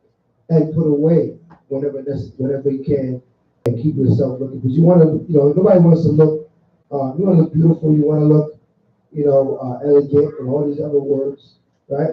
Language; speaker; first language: English; native; English